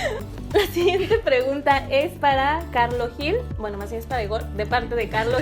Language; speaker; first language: Spanish; native; Spanish